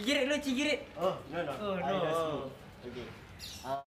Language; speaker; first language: English; non-native, learner; Malay